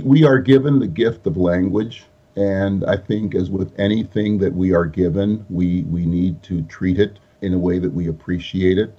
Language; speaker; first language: English; early bilingual, other home language; Spanish